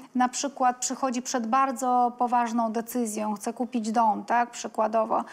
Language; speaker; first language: Polish; non-native, fluent; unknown